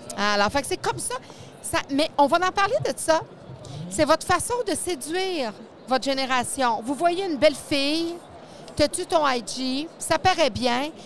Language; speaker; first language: French; native; French